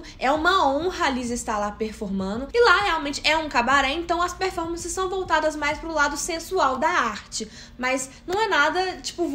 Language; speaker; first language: Portuguese; native; Portuguese